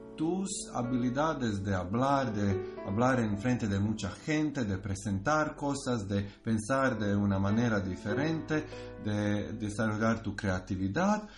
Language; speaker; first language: Spanish; non-native, learner; Croatian